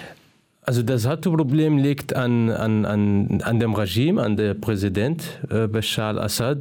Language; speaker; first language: German; non-native, fluent; Arabic